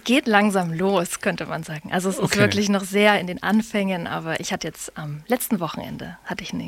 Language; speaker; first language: German; native; German